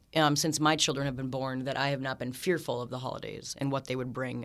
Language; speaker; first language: English; native; English